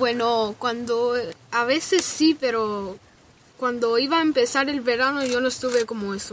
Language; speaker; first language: Spanish; early bilingual, other home language; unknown